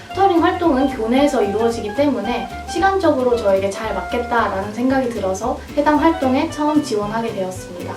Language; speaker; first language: Korean; native; Korean